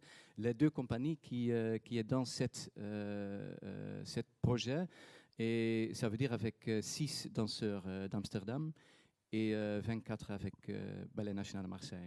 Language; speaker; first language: French; non-native, fluent; Dutch